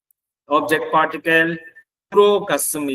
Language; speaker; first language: Korean; non-native, fluent; Filipino